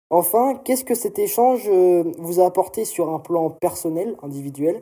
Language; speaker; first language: French; native; French